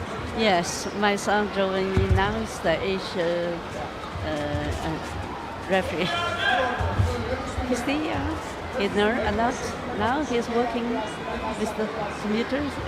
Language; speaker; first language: English; non-native, learner; Chinese